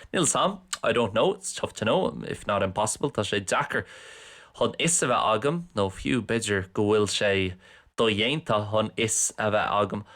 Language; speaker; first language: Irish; non-native, local second language; English